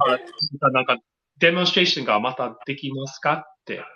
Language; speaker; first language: Japanese; non-native, learner; English